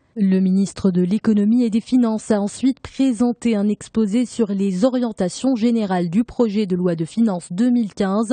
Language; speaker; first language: French; non-native, local second language; Arabic